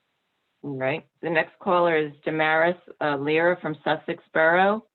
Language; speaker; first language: English; native; English